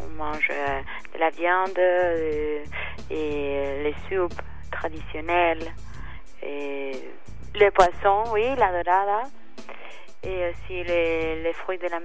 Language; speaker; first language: French; non-native, fluent; Spanish